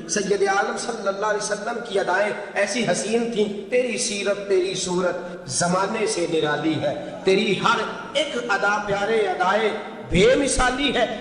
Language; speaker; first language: Urdu; non-native, local second language; Punjabi